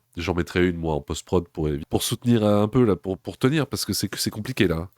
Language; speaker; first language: French; native; French